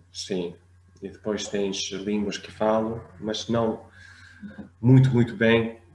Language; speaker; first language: Portuguese; non-native, fluent; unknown